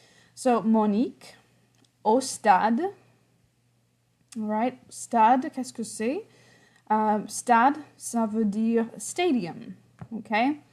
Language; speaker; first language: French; non-native, fluent; English